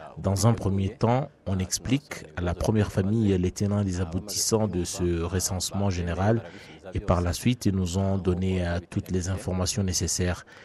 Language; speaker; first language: French; non-native, local second language; Kinyarwanda